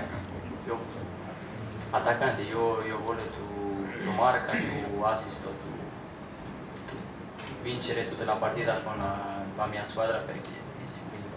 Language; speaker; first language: Italian; non-native, learner; Romanian